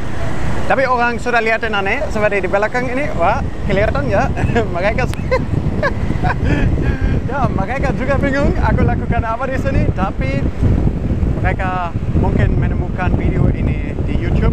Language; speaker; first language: Indonesian; non-native, fluent; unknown